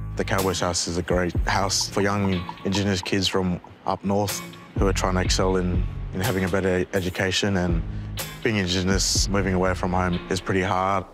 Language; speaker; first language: English; native; English